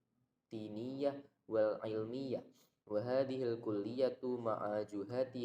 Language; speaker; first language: Arabic; non-native, learner; Indonesian